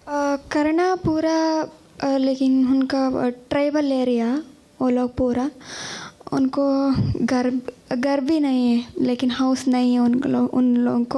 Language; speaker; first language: Hindi; non-native, local second language; Kannada